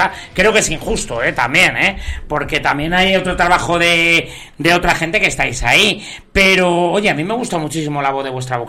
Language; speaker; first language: Spanish; native; Spanish